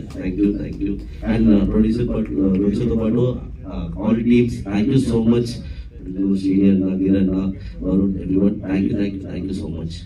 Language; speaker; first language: Telugu; non-native, learner; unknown